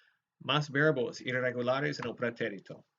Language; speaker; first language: Spanish; non-native, fluent; English